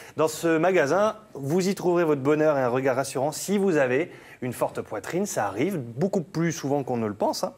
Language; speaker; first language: French; native; French